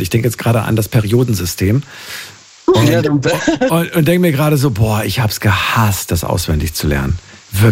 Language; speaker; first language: German; native; German